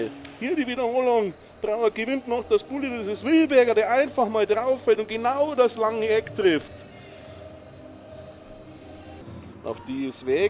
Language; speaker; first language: German; native; German